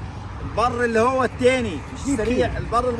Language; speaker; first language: Arabic; native; Arabic